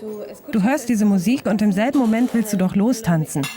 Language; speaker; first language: German; native; German